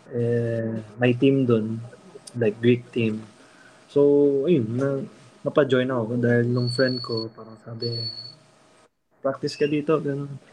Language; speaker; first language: Filipino; early bilingual, heritage; Filipino